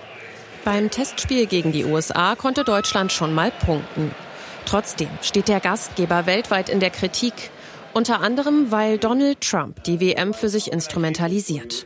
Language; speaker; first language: German; native; German